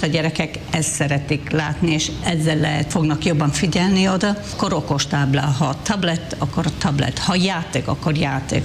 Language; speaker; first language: Hungarian; non-native, fluent; Hebrew